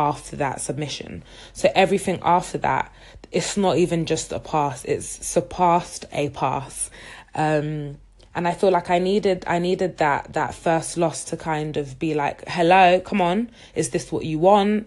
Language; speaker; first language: English; native; English